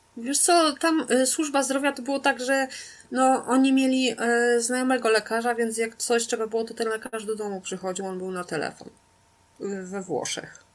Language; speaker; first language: Polish; native; Polish